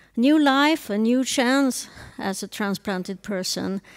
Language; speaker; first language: English; non-native, fluent; Swedish